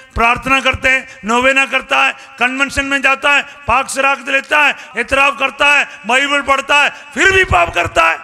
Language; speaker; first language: Hindi; non-native, fluent; Malayalam